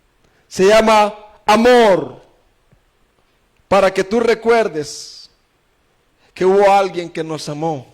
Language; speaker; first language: Spanish; native; Spanish